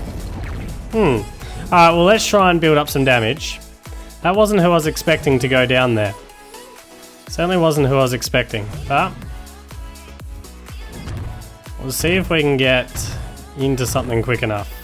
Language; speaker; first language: English; native; English